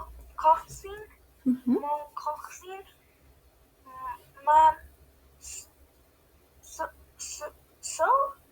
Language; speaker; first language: French; non-native, learner; Spanish